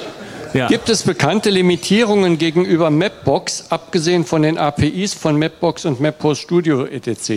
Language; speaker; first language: German; native; German